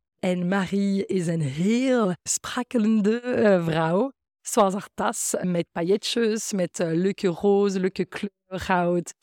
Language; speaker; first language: Dutch; non-native, fluent; French